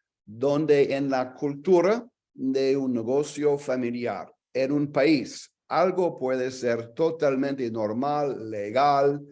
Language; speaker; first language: Spanish; non-native, fluent; English